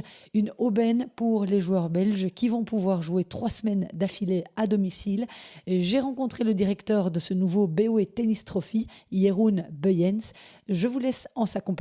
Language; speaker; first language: French; native; French